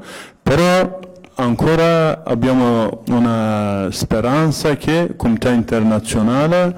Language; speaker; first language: Italian; non-native, fluent; Kurdish